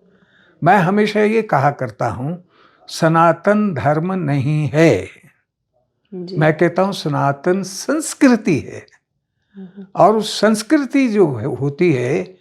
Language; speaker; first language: Hindi; native; Hindi